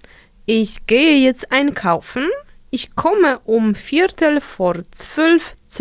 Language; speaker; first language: German; non-native, fluent; Polish